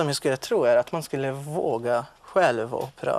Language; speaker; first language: Swedish; non-native, fluent; Maltese